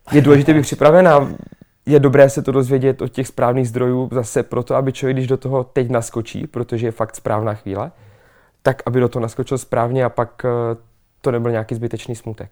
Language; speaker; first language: Czech; native; Czech